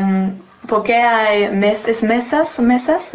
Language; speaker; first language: Spanish; non-native, learner; English